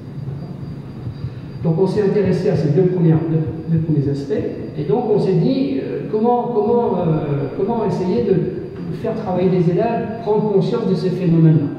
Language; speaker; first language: French; native; French